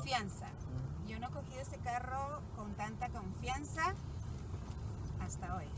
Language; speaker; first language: Spanish; early bilingual, heritage; Spanish